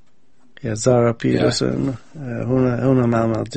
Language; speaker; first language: Danish; non-native, fluent; English